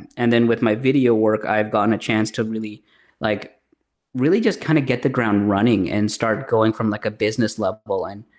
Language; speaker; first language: English; early bilingual, other home language; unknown